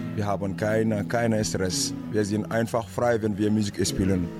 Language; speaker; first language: German; non-native, learner; Wolof